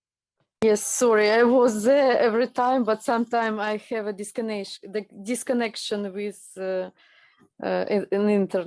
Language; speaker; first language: English; non-native, learner; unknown